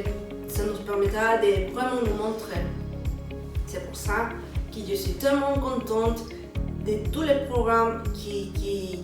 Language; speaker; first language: French; non-native, learner; Spanish